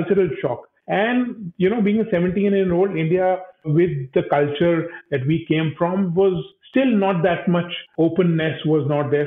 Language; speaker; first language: English; non-native, local second language; Hindi